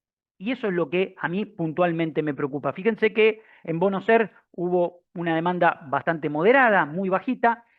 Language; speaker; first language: Spanish; native; Spanish